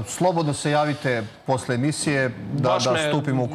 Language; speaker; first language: Serbian; native; Serbian